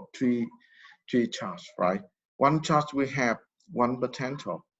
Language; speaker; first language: English; non-native, fluent; Vietnamese